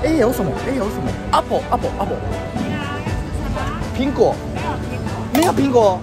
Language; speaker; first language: Chinese; non-native, fluent; Japanese